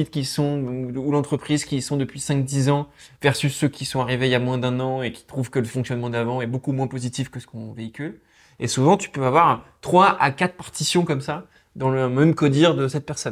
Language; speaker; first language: French; native; French